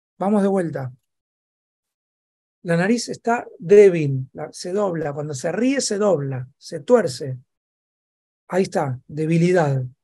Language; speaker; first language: Spanish; native; Spanish